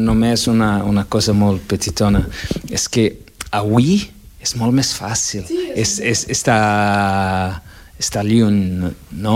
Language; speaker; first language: Catalan; non-native, fluent; Portuguese